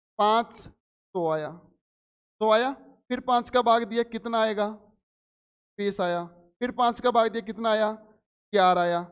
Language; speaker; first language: Hindi; native; Hindi